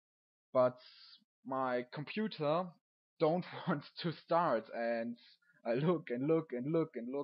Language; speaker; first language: English; non-native, learner; German